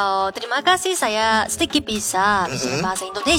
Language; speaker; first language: Indonesian; non-native, learner; Korean